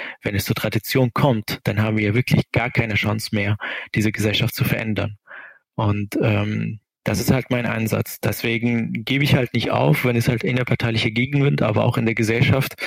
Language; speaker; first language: German; non-native, fluent; Arabic